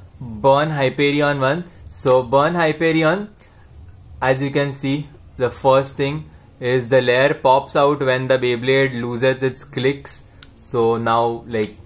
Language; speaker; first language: English; non-native, local second language; Hindi